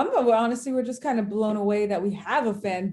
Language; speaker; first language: English; native; English